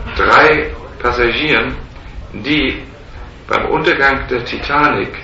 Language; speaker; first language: German; native; German